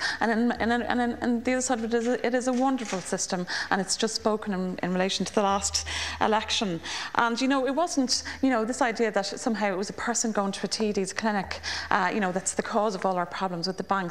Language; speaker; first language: English; native; English